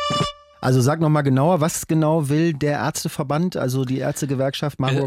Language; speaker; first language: German; native; German